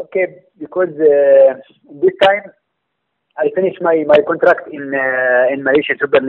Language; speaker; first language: English; non-native, learner; Arabic